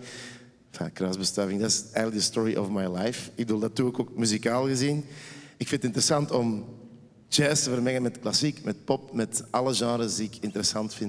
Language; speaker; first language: Dutch; native; Dutch